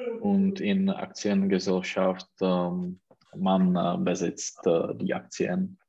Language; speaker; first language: German; non-native, learner; Czech